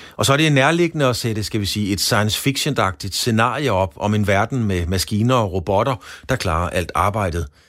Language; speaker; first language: Danish; native; Danish